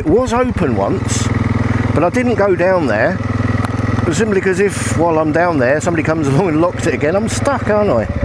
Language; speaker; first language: English; native; English